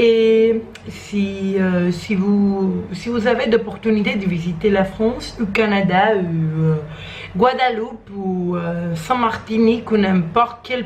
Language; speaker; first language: French; non-native, learner; Croatian